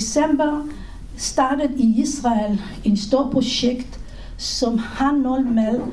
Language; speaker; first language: Danish; non-native, fluent; Hebrew